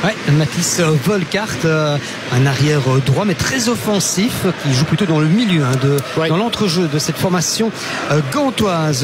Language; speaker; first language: French; native; French